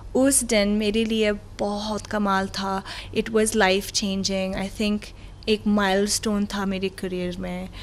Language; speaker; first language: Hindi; non-native, fluent; Arabic